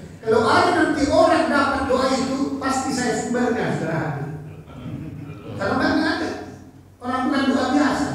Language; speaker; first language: Indonesian; native; Indonesian